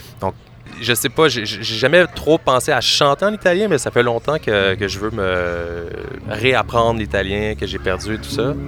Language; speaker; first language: French; native; French